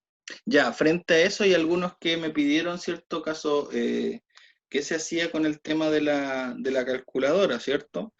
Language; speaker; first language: Spanish; native; Spanish